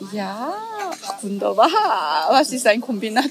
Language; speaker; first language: German; non-native, learner; Korean